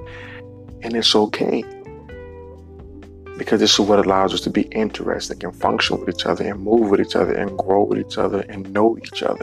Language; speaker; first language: English; native; English